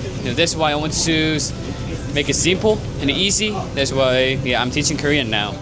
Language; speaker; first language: English; non-native, learner; Korean